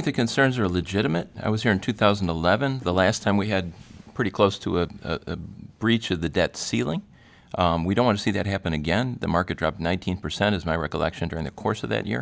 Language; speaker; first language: English; native; English